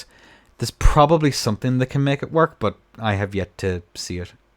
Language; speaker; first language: English; native; English